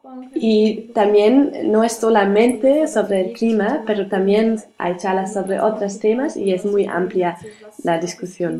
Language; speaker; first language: Spanish; non-native, learner; German